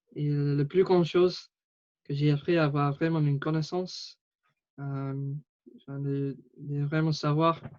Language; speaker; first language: French; non-native, fluent; English